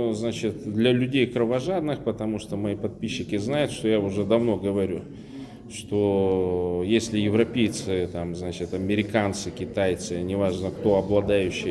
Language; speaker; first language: Russian; native; Russian